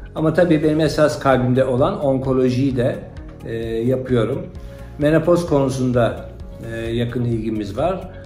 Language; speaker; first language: Turkish; native; Turkish